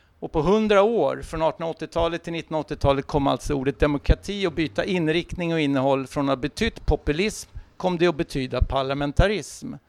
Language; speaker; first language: Swedish; native; Swedish